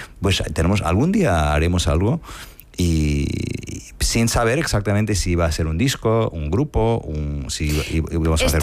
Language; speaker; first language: Spanish; non-native, fluent; English